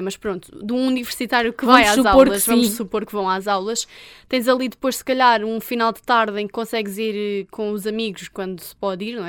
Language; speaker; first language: Portuguese; native; Portuguese